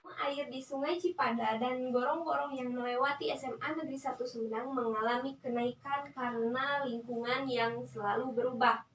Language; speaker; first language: Indonesian; native; Indonesian